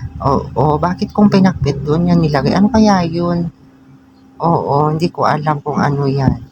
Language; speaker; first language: Filipino; non-native, local second language; Iloko